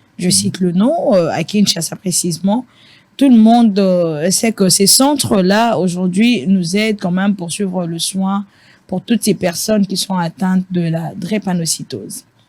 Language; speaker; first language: French; non-native, local second language; Lingala